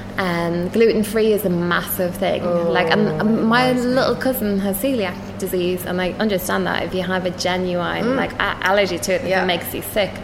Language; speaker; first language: English; native; English